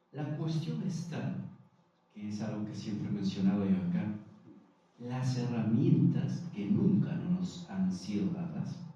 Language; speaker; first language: Spanish; native; Spanish